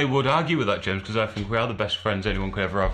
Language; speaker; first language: English; native; English